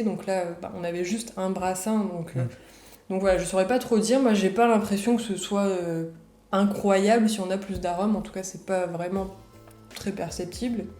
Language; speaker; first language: French; native; French